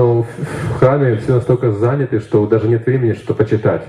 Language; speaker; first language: Russian; native; Russian